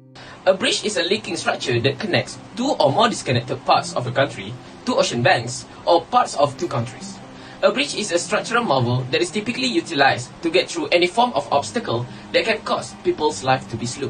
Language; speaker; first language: English; non-native, local second language; Malay